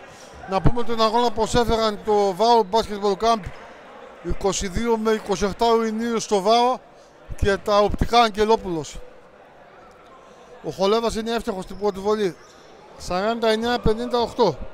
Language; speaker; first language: Greek; native; Greek